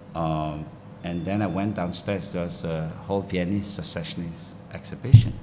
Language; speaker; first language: English; non-native, local second language; Min Nan Chinese